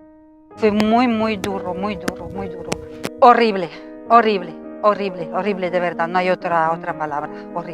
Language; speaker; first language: Spanish; non-native, fluent; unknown